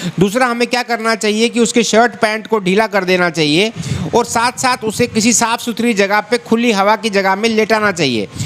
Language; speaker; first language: Hindi; native; Hindi